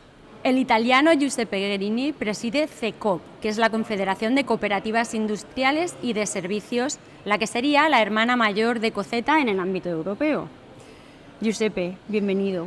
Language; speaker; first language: Spanish; native; Spanish